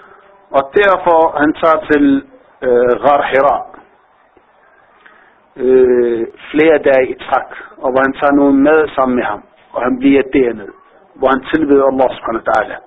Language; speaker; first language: Danish; non-native, fluent; Arabic